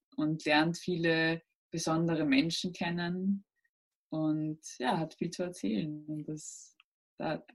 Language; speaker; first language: German; native; German